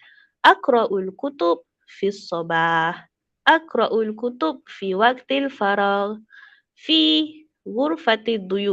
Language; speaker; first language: Arabic; non-native, fluent; Malay